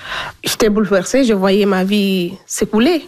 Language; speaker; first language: French; non-native, local second language; Fula